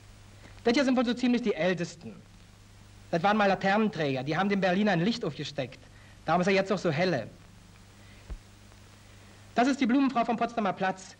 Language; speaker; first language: German; native; German